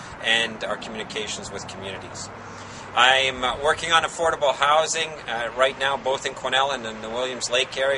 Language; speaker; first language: English; native; English